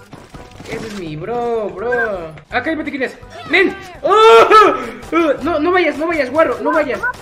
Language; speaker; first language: Spanish; native; Spanish